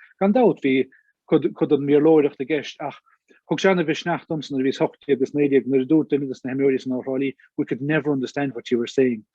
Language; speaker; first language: Irish; native; Irish